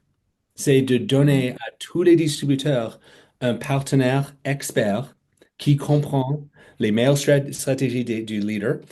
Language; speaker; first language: French; non-native, fluent; English